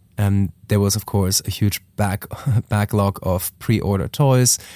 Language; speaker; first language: English; non-native, fluent; German